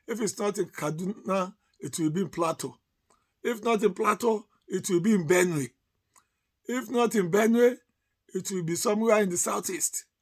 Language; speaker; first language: English; non-native, local second language; Yoruba